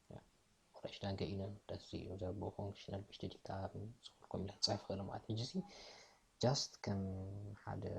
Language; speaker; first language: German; non-native, fluent; Tigrinya